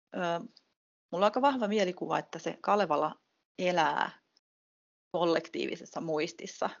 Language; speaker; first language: Finnish; native; Finnish